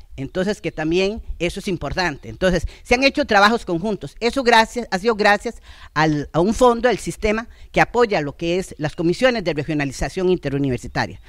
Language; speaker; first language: Spanish; native; Spanish